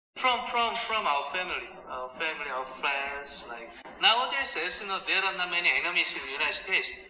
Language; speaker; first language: English; non-native, fluent; Korean